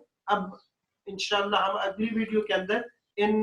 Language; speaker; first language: Urdu; native; Urdu